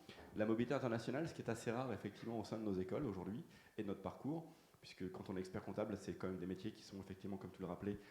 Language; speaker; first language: French; native; French